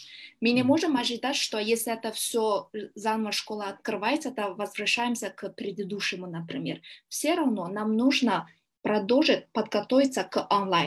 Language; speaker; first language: Russian; non-native, learner; Kyrgyz